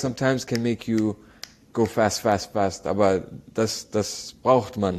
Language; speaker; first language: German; non-native, learner; Arabic